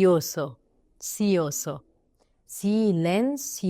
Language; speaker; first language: Spanish; non-native, learner; Arabic